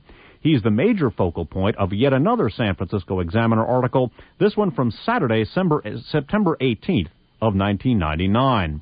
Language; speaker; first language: English; native; English